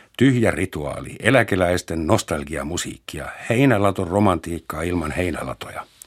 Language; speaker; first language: Finnish; non-native, fluent; German